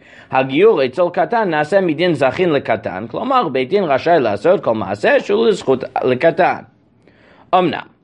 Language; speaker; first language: Hebrew; non-native, fluent; English